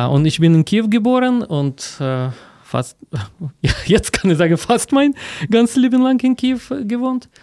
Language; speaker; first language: German; non-native, fluent; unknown